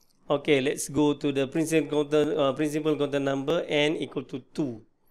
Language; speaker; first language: English; non-native, local second language; Malay